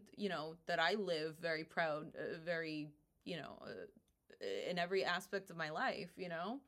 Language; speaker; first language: English; early bilingual, other home language; Italian